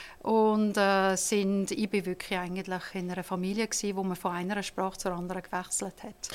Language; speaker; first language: German; non-native, local second language; French